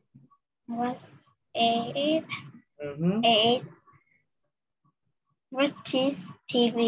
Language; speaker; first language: English; non-native, learner; Vietnamese